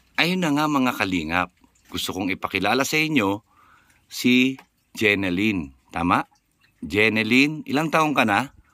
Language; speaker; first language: Filipino; native; Filipino